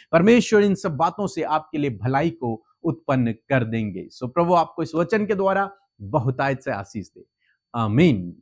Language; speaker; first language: Hindi; native; Hindi